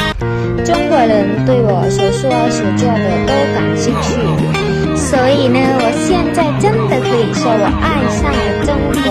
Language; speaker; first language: Chinese; non-native, fluent; Lao